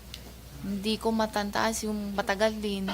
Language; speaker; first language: Filipino; non-native, learner; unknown